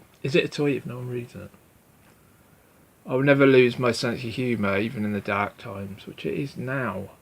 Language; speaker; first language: English; native; English